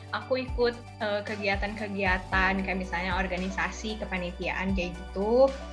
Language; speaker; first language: Indonesian; native; Indonesian